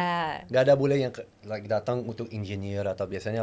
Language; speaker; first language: Indonesian; non-native, learner; French